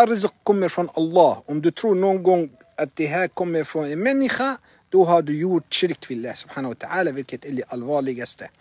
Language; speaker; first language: Swedish; non-native, fluent; Arabic